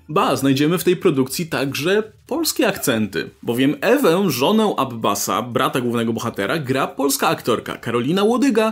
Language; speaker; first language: Polish; native; Polish